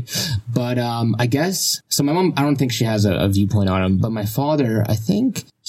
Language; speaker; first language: English; non-native, fluent; Russian